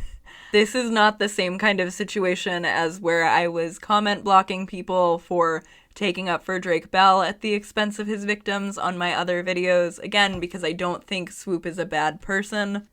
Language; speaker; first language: English; native; English